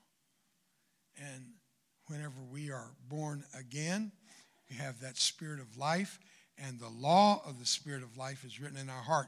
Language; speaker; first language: English; early bilingual, other home language; Spanish